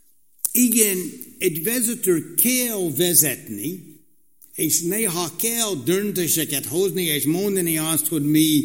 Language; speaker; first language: Hungarian; non-native, fluent; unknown